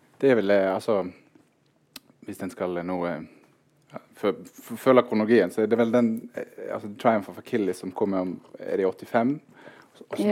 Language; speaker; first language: Norwegian; native; Norwegian